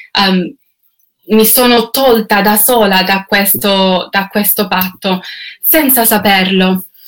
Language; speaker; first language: Italian; non-native, fluent; English